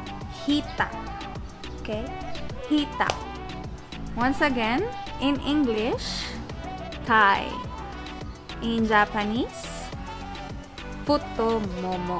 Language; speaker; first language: English; non-native, local second language; Filipino